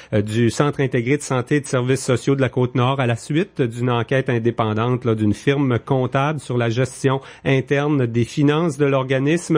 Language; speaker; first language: French; native; French